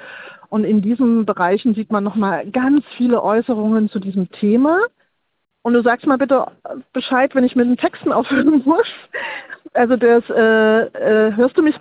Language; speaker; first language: German; native; German